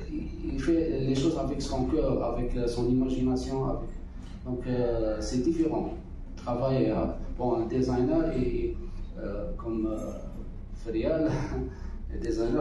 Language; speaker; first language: French; non-native, local second language; Arabic